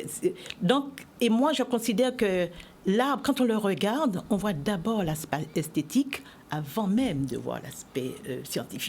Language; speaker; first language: French; native; French